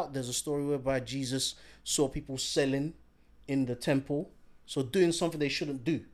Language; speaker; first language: English; native; English